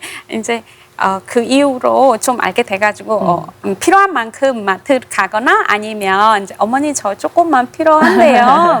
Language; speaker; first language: Korean; non-native, fluent; Khmer